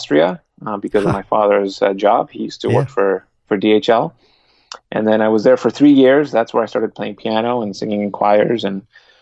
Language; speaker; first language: English; non-native, fluent; Spanish